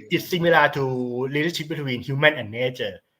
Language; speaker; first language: English; non-native, learner; Thai